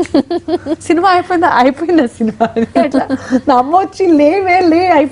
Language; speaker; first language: Telugu; early bilingual, heritage; Telugu